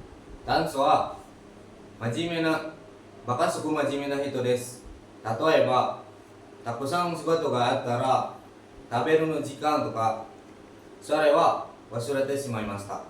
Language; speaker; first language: Japanese; non-native, learner; Indonesian